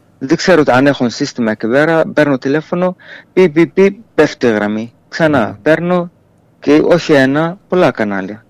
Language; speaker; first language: Greek; non-native, fluent; Arabic